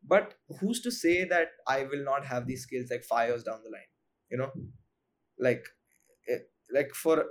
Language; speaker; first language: English; non-native, local second language; Hindi